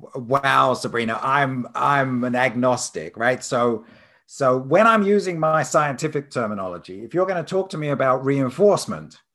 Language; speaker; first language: English; native; English